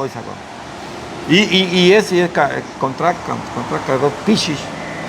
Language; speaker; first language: Russian; non-native, learner; Spanish